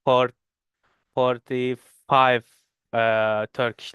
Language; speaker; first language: English; non-native, learner; Turkish